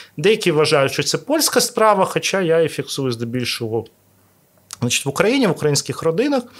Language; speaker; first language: Ukrainian; non-native, local second language; Russian